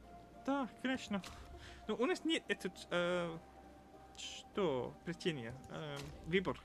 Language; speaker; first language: Russian; non-native, learner; English